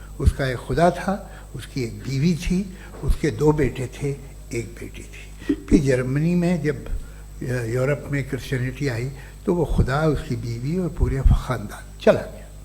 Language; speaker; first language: Urdu; native; Urdu